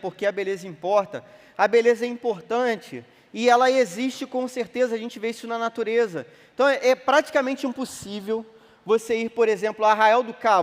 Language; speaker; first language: Portuguese; native; Portuguese